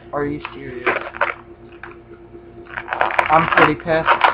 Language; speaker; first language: English; native; English